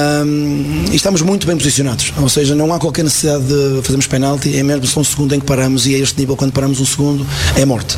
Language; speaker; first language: Portuguese; native; Portuguese